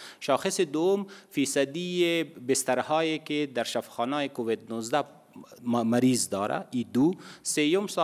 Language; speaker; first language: Persian; non-native, local second language; Pashto